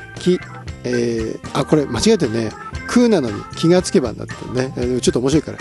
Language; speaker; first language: Japanese; native; Japanese